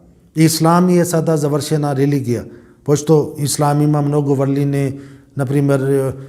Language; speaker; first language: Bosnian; non-native, learner; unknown